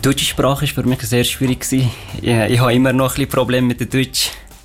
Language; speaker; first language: German; non-native, learner; Persian